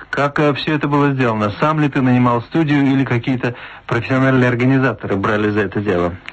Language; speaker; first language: Russian; native; Russian